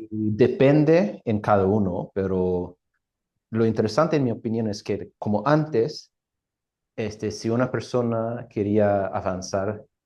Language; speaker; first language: Spanish; non-native, fluent; English